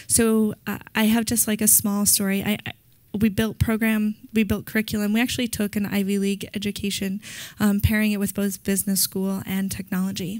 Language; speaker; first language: English; native; English